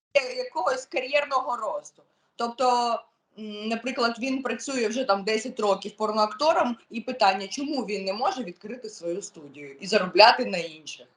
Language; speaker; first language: Ukrainian; non-native, local second language; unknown